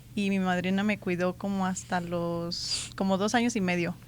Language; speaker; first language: Spanish; early bilingual, heritage; Spanish